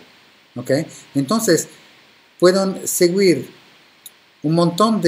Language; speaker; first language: Spanish; non-native, fluent; Italian